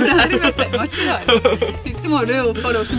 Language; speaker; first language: Japanese; non-native, learner; English